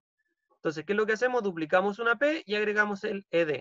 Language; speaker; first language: Spanish; native; Spanish